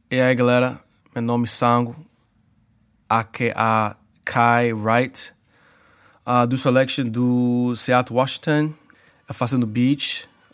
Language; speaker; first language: Portuguese; non-native, learner; English